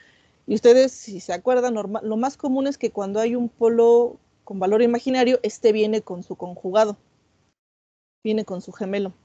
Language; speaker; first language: Spanish; native; Spanish